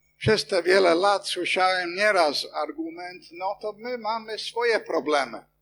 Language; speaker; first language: Polish; non-native, fluent; English